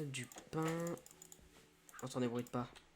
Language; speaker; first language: French; native; French